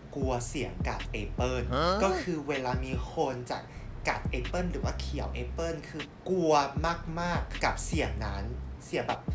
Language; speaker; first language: Thai; non-native, fluent; Chinese